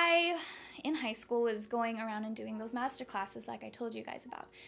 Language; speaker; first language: English; native; English